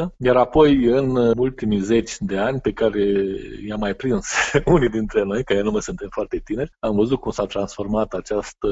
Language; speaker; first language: Romanian; native; Romanian